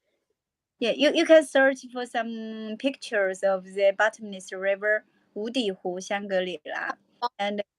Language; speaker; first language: English; non-native, learner; Chinese